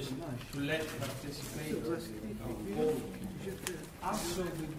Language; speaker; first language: English; non-native, learner; Italian